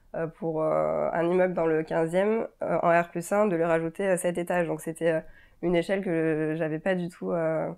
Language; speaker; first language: French; native; French